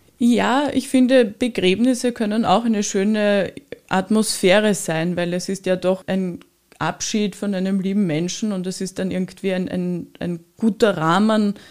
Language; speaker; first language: German; native; German